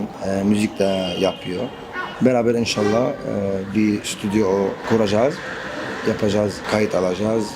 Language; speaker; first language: Turkish; non-native, learner; Arabic